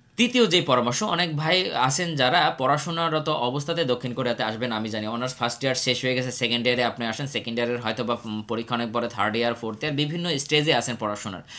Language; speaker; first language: Bangla; native; Bangla